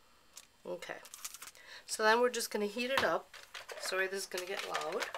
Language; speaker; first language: English; native; English